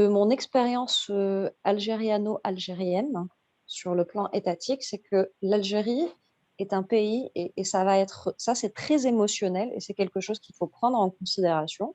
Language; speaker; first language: French; non-native, local second language; Arabic